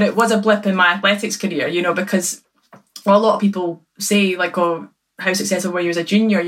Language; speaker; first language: English; native; English